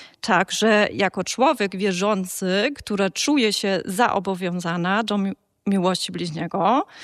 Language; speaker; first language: Polish; early bilingual, heritage; Polish